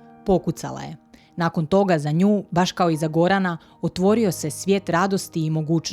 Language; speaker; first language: Croatian; native; Croatian